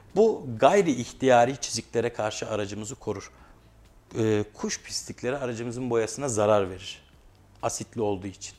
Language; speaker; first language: Turkish; native; Turkish